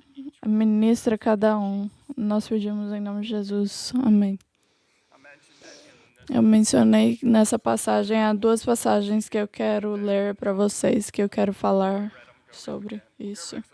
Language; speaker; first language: Portuguese; non-native, learner; English